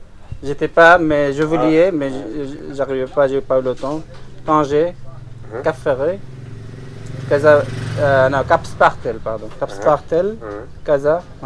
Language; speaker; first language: French; non-native, fluent; Bangla